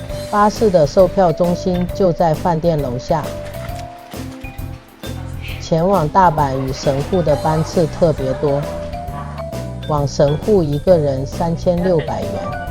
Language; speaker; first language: Chinese; native; Chinese